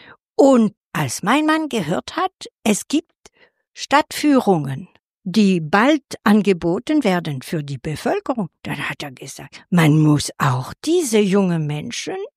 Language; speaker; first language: German; non-native, fluent; French